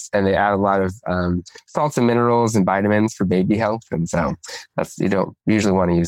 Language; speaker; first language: English; native; English